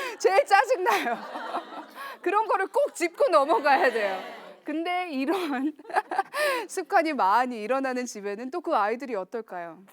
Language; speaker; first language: Korean; early bilingual, heritage; Korean